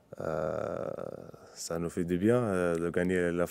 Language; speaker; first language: French; non-native, local second language; Arabic